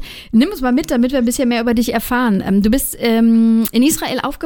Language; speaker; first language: German; native; German